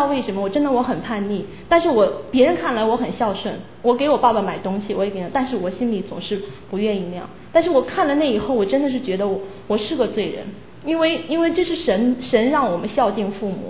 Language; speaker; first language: Chinese; native; Chinese